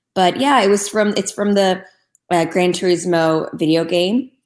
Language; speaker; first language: English; non-native, fluent; Turkish